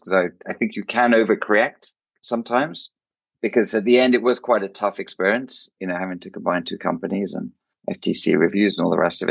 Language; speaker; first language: English; native; English